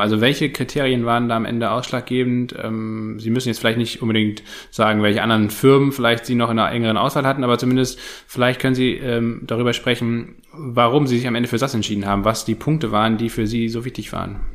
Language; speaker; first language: German; native; German